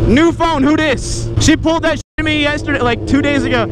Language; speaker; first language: English; native; English